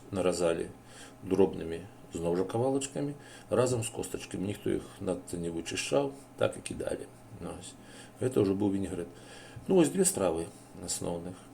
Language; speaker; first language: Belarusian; native; Belarusian